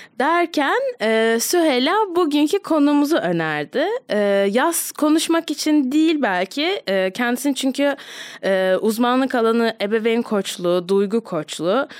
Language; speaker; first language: Turkish; native; Turkish